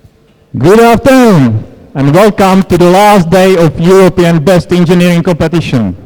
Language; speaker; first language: English; non-native, fluent; Czech